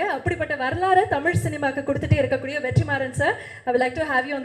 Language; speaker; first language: Tamil; native; Tamil